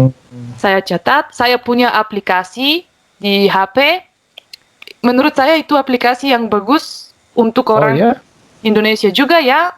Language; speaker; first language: Indonesian; non-native, fluent; Bulgarian